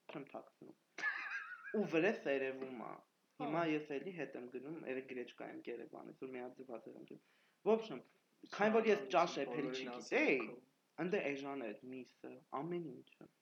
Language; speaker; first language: Armenian; native; Armenian